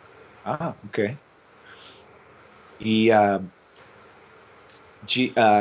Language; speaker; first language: French; non-native, learner; English